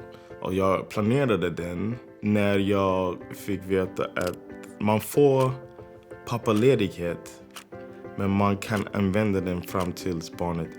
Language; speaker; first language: Swedish; non-native, fluent; English